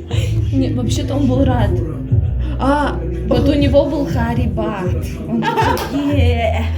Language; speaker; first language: Russian; native; Russian